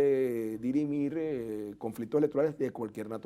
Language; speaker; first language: Spanish; native; Spanish